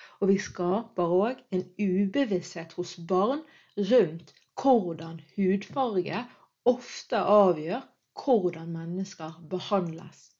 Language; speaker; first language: Norwegian; early bilingual, other home language; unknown